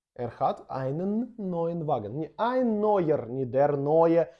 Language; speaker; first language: German; non-native, fluent; Ukrainian